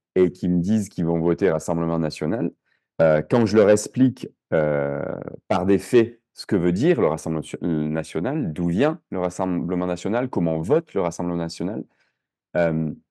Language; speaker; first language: French; native; French